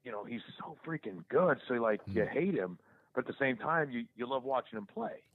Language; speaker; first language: English; native; English